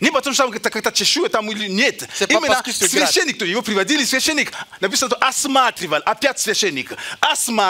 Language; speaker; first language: Russian; native; Russian